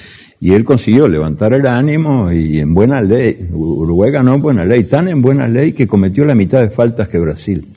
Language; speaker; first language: Spanish; native; Spanish